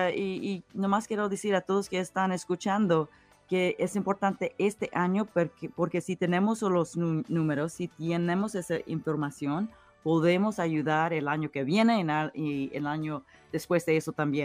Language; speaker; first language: Spanish; early bilingual, heritage; English